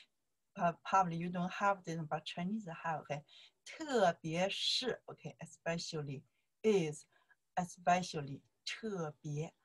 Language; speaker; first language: English; non-native, learner; Chinese